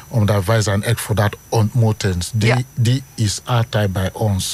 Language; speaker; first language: Dutch; non-native, fluent; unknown